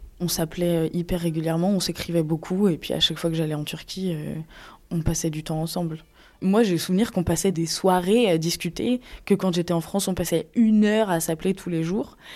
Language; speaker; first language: French; native; French